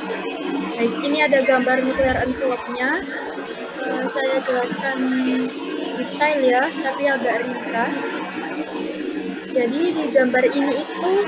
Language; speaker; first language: Indonesian; native; Indonesian